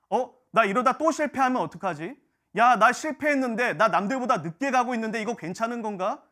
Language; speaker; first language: Korean; native; Korean